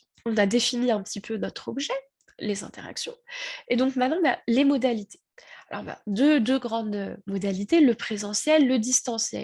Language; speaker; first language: French; native; French